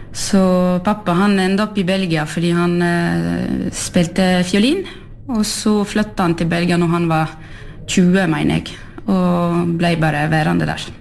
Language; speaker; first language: Norwegian; non-native, fluent; French